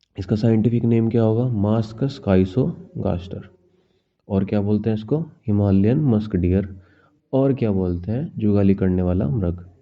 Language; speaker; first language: Hindi; native; Hindi